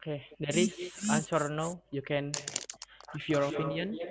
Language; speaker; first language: English; non-native, learner; Indonesian